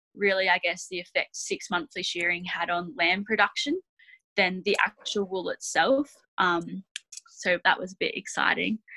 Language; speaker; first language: English; native; English